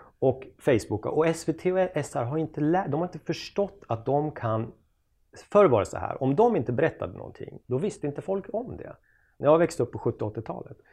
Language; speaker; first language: Swedish; native; Swedish